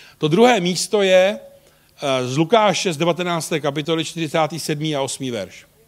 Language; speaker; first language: Czech; native; Czech